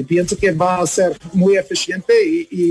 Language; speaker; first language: Spanish; non-native, learner; English